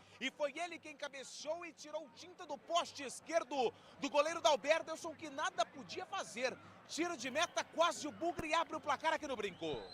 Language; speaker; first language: Portuguese; native; Portuguese